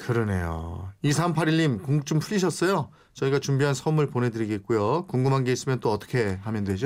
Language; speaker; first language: Korean; native; Korean